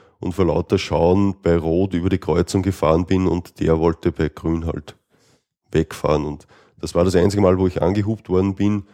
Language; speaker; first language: German; native; German